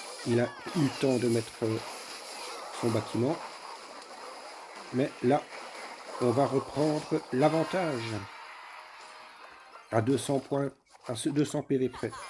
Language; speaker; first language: French; native; French